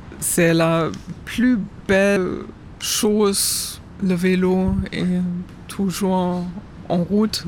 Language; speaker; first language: French; non-native, learner; German